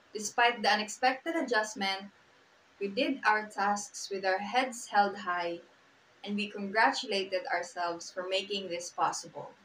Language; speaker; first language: English; non-native, local second language; Cebuano